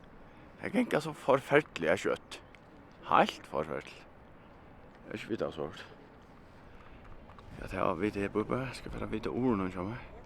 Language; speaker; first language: Swedish; non-native, learner; Faroese